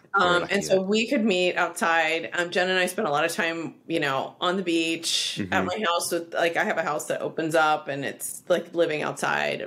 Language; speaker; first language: English; native; English